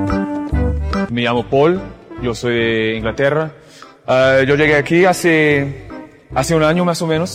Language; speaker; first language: Spanish; non-native, fluent; English